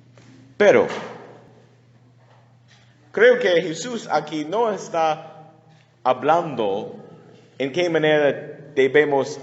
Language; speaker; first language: Spanish; non-native, learner; English